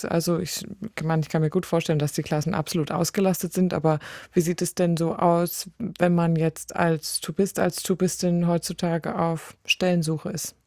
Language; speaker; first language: German; native; German